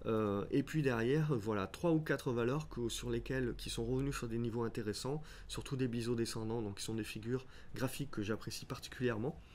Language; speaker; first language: French; native; French